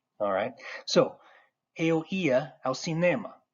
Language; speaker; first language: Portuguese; non-native, fluent; English